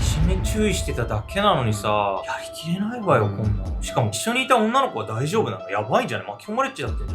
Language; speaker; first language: Japanese; native; Japanese